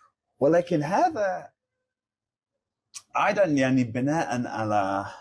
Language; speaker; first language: Arabic; non-native, fluent; English